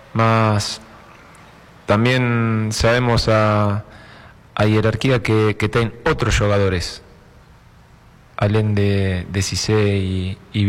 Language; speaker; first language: Portuguese; non-native, fluent; Spanish